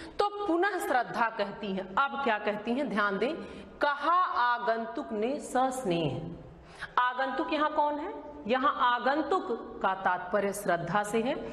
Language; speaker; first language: Hindi; native; Hindi